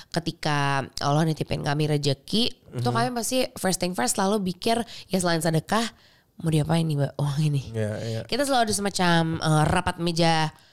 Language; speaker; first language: Indonesian; native; Indonesian